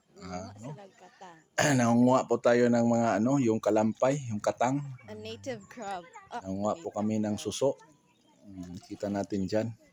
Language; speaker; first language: Filipino; native; Filipino